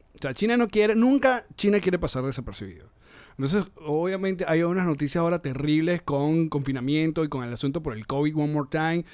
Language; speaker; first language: Spanish; native; Spanish